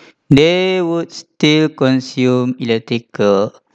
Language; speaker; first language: English; non-native, local second language; Malay